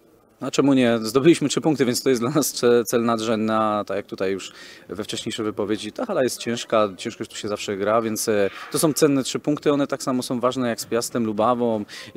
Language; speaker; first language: Polish; native; Polish